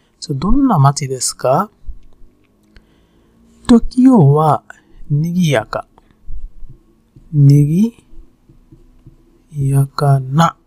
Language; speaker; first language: Japanese; non-native, fluent; Bangla